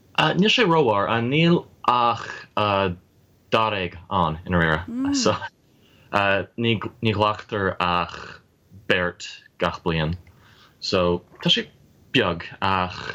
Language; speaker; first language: Irish; non-native, fluent; English